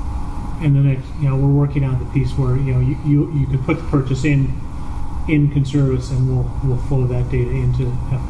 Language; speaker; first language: English; native; English